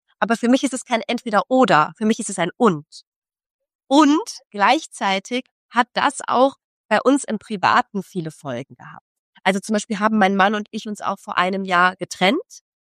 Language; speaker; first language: German; early bilingual, other home language; Polish